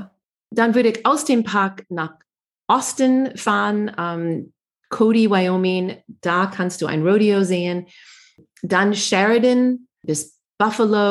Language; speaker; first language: German; non-native, fluent; English